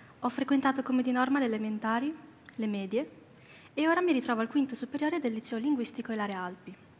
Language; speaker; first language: Italian; early bilingual, other home language; Chinese